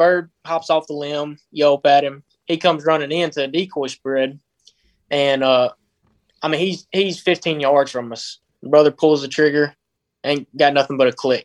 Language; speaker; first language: English; native; English